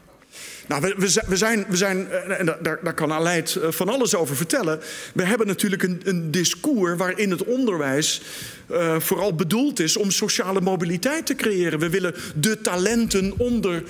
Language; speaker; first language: Dutch; native; Dutch